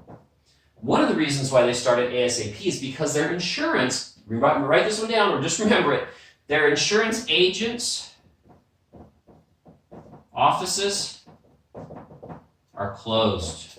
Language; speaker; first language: English; native; English